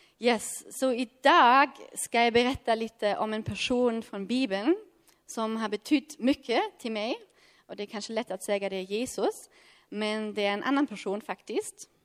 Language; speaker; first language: Swedish; non-native, fluent; German